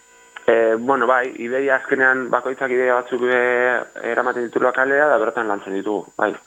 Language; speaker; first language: Basque; native; Basque